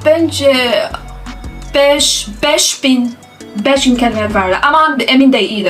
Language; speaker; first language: Turkish; non-native, learner; Chinese